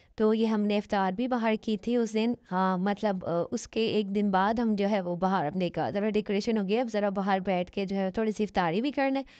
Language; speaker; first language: Urdu; native; Urdu